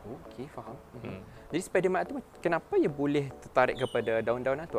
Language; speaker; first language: Malay; native; Malay